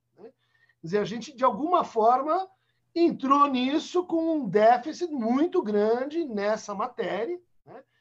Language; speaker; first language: Portuguese; native; Portuguese